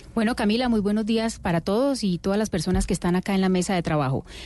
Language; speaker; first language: Spanish; native; Spanish